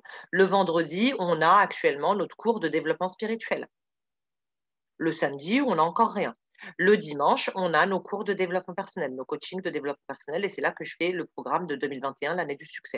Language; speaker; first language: French; native; French